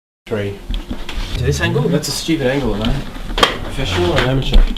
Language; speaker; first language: English; native; English